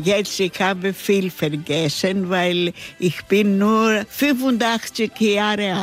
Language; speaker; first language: German; non-native, learner; Greek